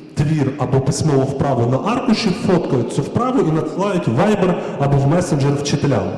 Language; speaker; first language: Ukrainian; native; Ukrainian